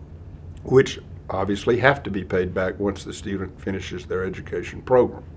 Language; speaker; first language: English; native; English